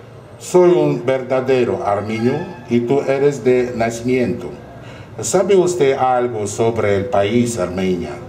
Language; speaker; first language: Spanish; non-native, learner; Russian